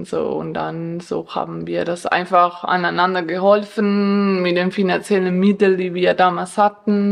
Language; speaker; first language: German; non-native, fluent; Spanish